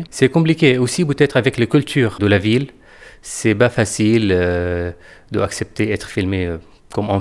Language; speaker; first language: French; non-native, fluent; Arabic